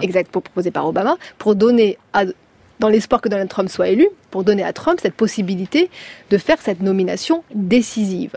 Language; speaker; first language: French; native; French